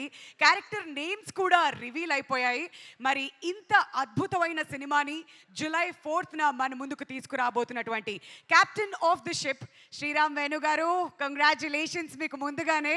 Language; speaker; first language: Telugu; native; Telugu